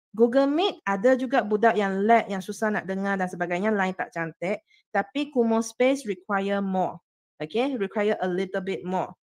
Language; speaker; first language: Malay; non-native, local second language; Chinese